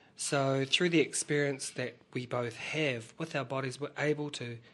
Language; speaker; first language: English; native; English